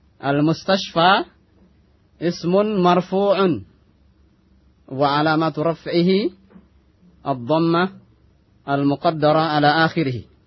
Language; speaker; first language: Arabic; non-native, fluent; Indonesian